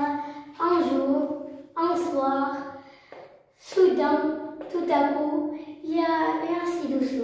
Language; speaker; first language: French; non-native, learner; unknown